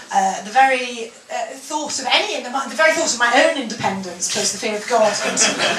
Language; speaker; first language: English; native; English